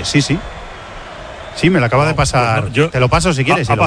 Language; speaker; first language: Spanish; native; Spanish